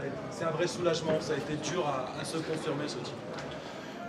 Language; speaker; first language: French; native; French